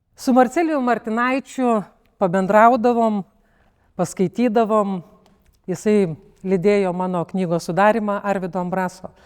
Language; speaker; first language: Lithuanian; native; Lithuanian